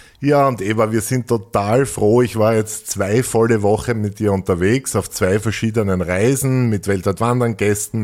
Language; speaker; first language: German; native; German